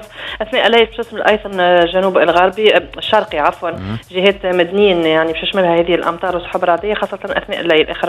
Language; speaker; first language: Arabic; native; Arabic